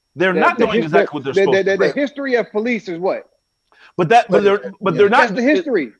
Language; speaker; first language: English; native; English